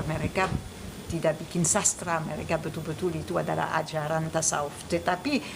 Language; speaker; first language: Indonesian; non-native, fluent; French